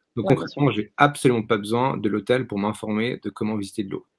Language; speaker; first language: French; native; French